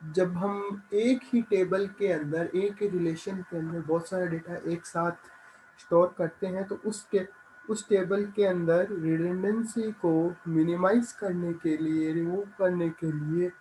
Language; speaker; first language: Hindi; native; Hindi